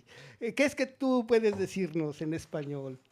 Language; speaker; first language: French; non-native, learner; Spanish